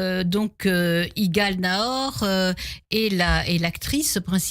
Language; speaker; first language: French; native; French